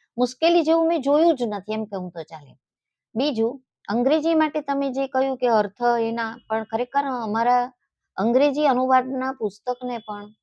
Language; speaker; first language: Gujarati; native; Gujarati